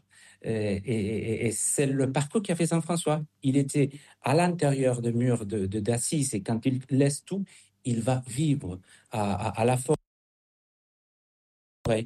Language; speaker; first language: French; non-native, fluent; Spanish